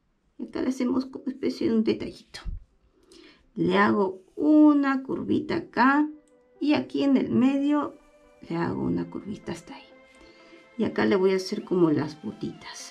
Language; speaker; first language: Spanish; native; Spanish